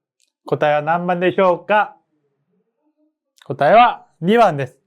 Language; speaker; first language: Japanese; non-native, fluent; Korean